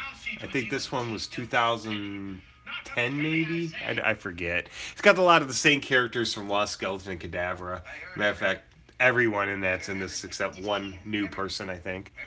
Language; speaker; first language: English; native; English